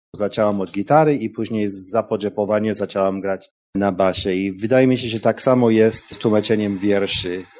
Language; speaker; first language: Polish; non-native, fluent; English